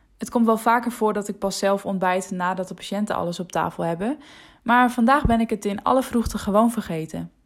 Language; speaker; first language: Dutch; non-native, local second language; Western Frisian